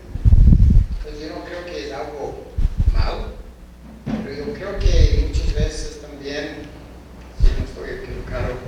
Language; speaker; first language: Spanish; non-native, fluent; English